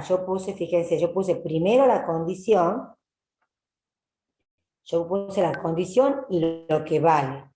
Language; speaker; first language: Spanish; native; Spanish